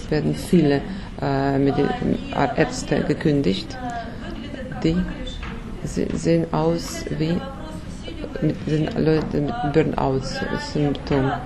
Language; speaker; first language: German; non-native, learner; Russian